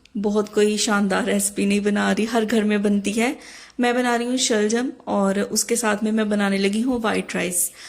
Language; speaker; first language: Urdu; native; Urdu